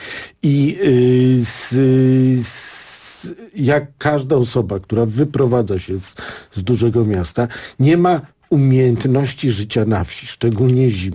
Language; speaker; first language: Polish; native; Polish